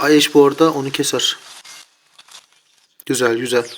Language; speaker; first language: Turkish; native; Turkish